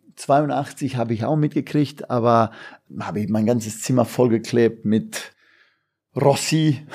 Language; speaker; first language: German; non-native, fluent; Bosnian